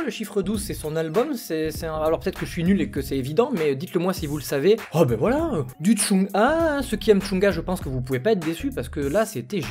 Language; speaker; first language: French; native; French